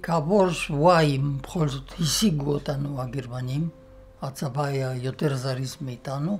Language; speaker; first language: Hebrew; non-native, fluent; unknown